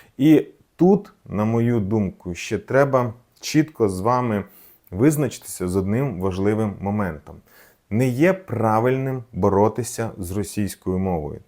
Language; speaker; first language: Ukrainian; non-native, local second language; Russian